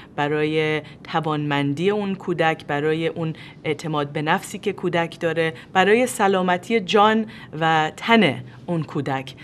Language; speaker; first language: Persian; native; Persian